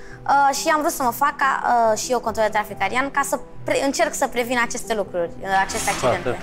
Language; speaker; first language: Romanian; early bilingual, heritage; Romanian